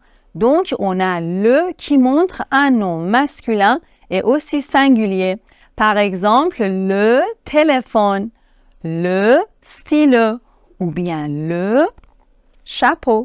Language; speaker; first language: French; non-native, fluent; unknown